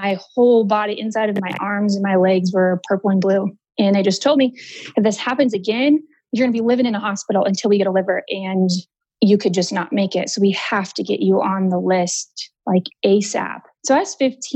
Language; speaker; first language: English; native; English